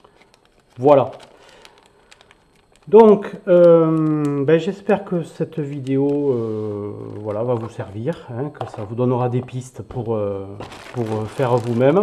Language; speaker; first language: French; native; French